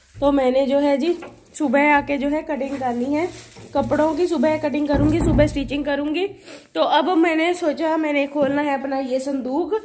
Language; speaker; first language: Hindi; native; Hindi